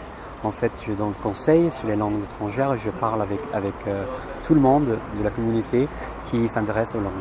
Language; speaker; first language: French; non-native, fluent; English